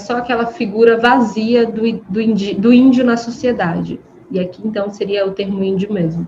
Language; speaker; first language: Portuguese; native; Portuguese